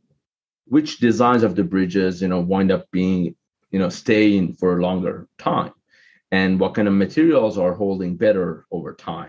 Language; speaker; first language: English; non-native, fluent; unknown